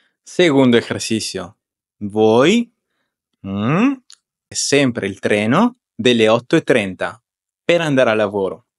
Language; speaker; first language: Italian; non-native, fluent; Spanish